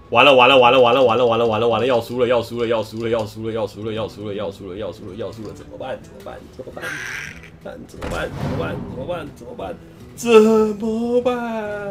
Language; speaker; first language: Chinese; native; Chinese